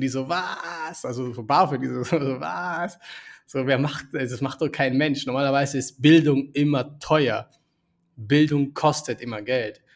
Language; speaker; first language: German; early bilingual, other home language; Spanish